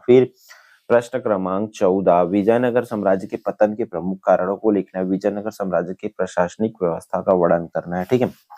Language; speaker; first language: Hindi; native; Hindi